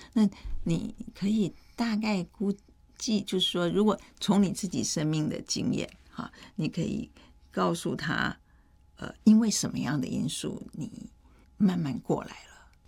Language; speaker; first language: Chinese; native; Chinese